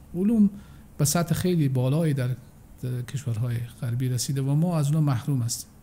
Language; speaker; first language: Persian; native; Persian